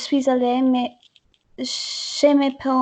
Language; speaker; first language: French; non-native, learner; English